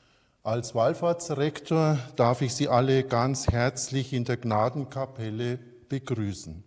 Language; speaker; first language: German; native; German